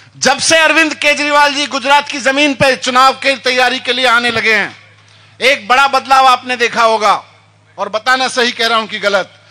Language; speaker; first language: Hindi; native; Hindi